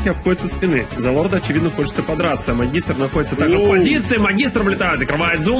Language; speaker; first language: Russian; native; Russian